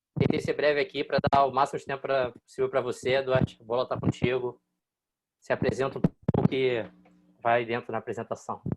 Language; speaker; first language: Portuguese; native; Portuguese